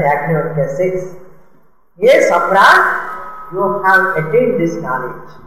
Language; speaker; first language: English; non-native, local second language; Tamil